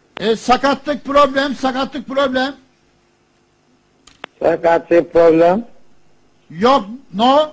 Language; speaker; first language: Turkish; non-native, learner; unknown